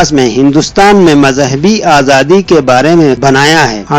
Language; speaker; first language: Urdu; native; Urdu